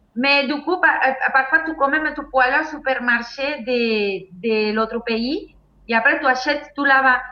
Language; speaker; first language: French; non-native, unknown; Spanish